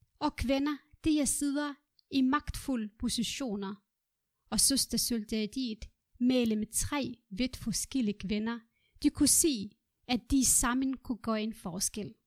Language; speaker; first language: Danish; non-native, fluent; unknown